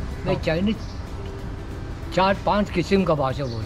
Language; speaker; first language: Hindi; non-native, local second language; Chinese